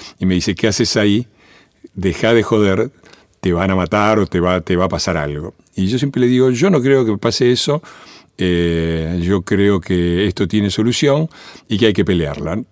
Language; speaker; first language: Spanish; native; Spanish